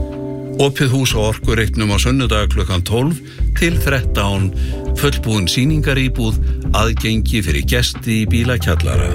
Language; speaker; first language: Icelandic; native; Icelandic